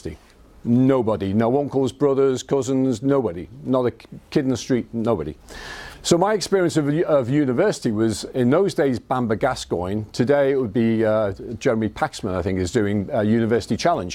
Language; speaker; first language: English; native; English